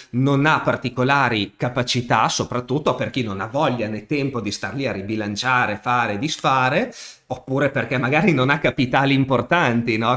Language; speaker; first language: Italian; native; Italian